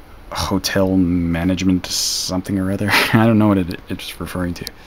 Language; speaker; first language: English; native; English